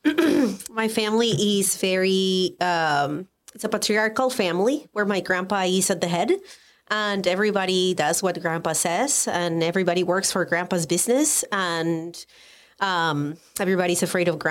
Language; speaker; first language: English; non-native, fluent; Spanish